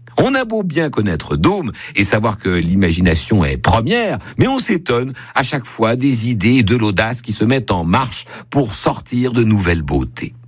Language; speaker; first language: French; native; French